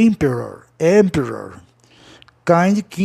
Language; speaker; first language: English; non-native, fluent; Portuguese